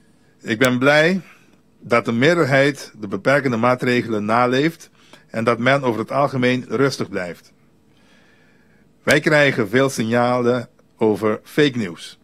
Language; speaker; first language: Dutch; native; Dutch